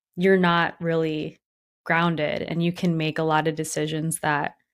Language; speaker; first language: English; native; English